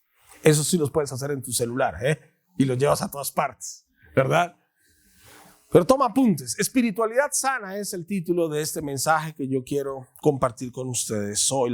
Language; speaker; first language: Spanish; native; Spanish